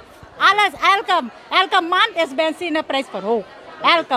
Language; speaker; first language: Dutch; non-native, local second language; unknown